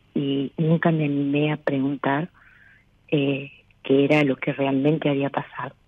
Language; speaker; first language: Spanish; native; Spanish